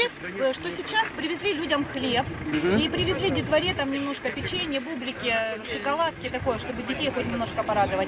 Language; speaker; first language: Russian; native; Russian